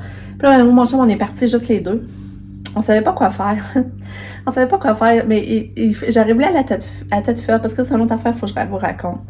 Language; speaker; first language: French; native; French